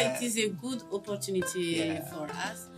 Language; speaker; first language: English; non-native, learner; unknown